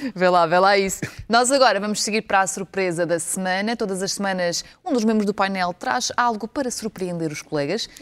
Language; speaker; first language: Portuguese; early bilingual, other home language; Ukrainian